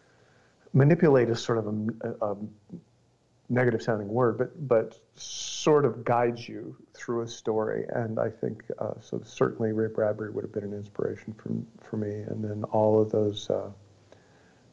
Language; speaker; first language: English; native; English